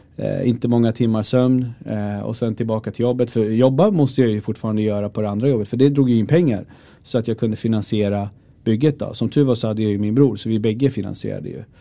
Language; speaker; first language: Swedish; early bilingual, other home language; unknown